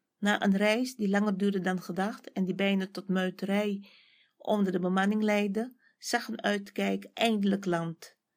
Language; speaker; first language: Dutch; native; Dutch